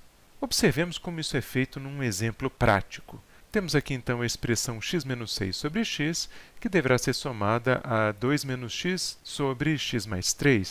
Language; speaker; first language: Portuguese; native; Portuguese